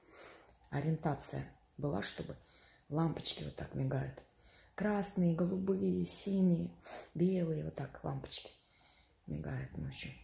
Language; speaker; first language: Russian; native; Russian